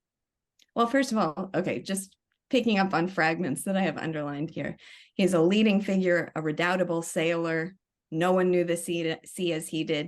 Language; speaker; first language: English; native; English